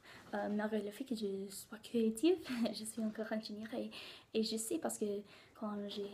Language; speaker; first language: French; non-native, learner; English